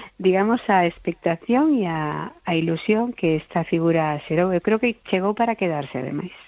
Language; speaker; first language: Galician; non-native, local second language; Spanish